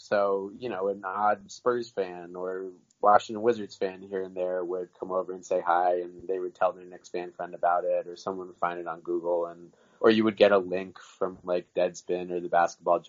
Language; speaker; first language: English; native; English